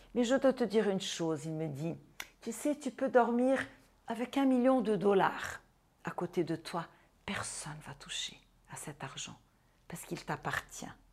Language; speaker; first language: French; non-native, fluent; Portuguese